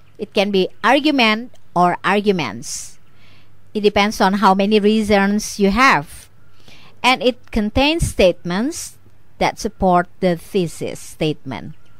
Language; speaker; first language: English; non-native, fluent; Indonesian